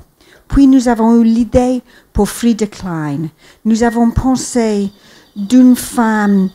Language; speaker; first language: French; non-native, fluent; English